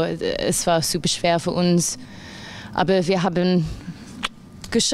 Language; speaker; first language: German; non-native, fluent; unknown